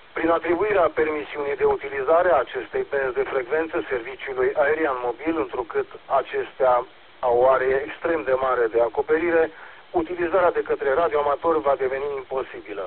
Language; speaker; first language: Romanian; native; Romanian